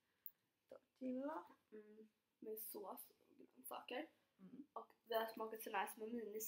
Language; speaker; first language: Swedish; native; Swedish